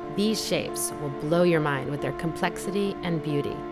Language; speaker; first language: English; native; English